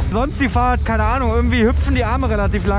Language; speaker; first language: German; native; German